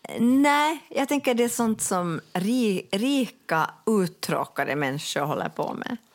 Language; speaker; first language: Swedish; native; Swedish